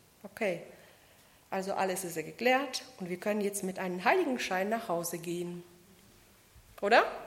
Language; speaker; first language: German; non-native, fluent; Polish